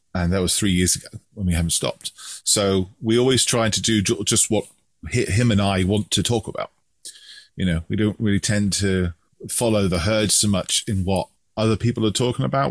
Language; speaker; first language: English; native; English